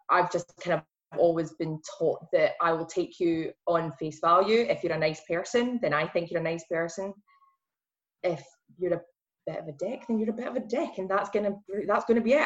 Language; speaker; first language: English; native; English